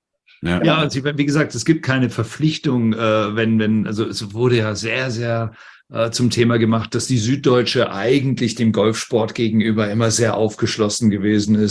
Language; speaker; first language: German; native; German